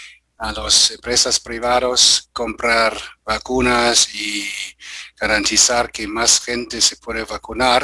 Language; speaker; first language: Spanish; non-native, fluent; German